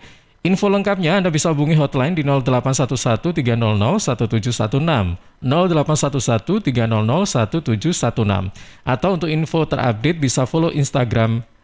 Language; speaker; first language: Indonesian; native; Indonesian